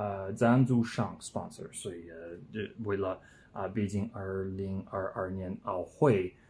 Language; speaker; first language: Chinese; non-native, learner; English